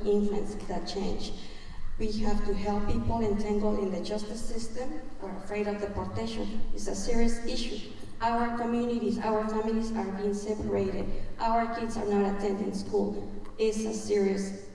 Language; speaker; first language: English; non-native, fluent; Spanish